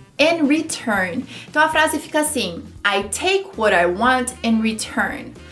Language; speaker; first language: English; non-native, fluent; Portuguese